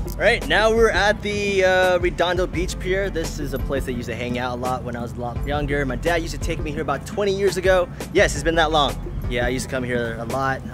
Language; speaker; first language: English; native; English